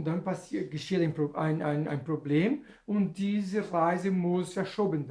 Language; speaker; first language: German; non-native, learner; Portuguese